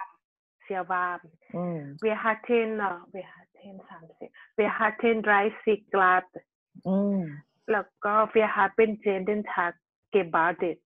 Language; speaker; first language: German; non-native, learner; Thai